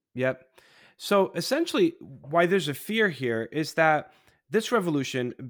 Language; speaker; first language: English; non-native, fluent; Polish